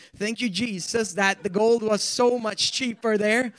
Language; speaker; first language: English; non-native, fluent; Swedish